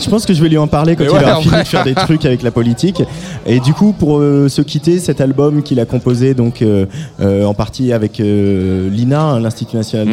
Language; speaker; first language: French; native; French